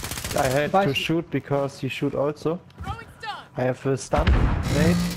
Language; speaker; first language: English; non-native, learner; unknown